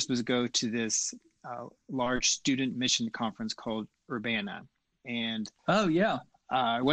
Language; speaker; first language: English; native; English